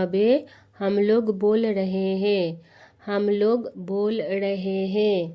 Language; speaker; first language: Hindi; non-native, fluent; Bangla